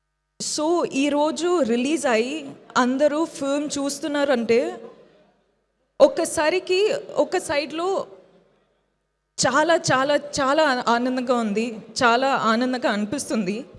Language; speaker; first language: Telugu; non-native, fluent; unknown